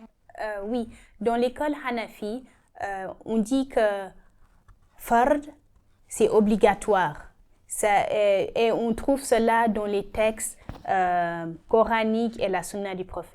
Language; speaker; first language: French; non-native, learner; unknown